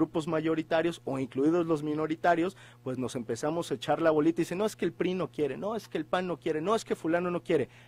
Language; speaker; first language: Spanish; native; Spanish